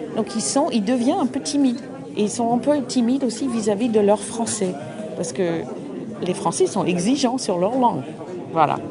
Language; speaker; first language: French; non-native, fluent; English